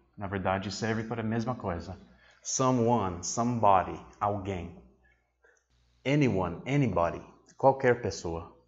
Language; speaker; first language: Portuguese; non-native, fluent; English